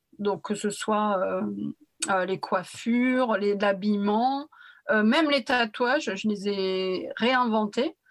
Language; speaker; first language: French; early bilingual, other home language; Arabic